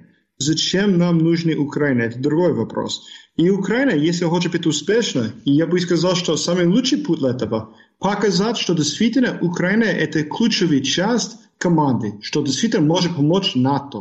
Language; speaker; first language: Russian; non-native, fluent; English